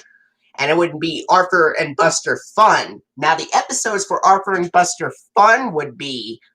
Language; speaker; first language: English; native; English